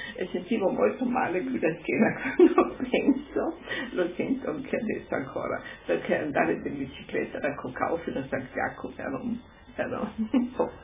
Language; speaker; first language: Italian; non-native, local second language; German